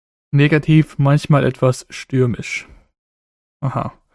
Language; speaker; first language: German; native; German